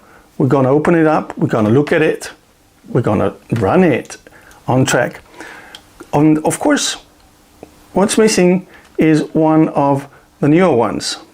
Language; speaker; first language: English; non-native, fluent; German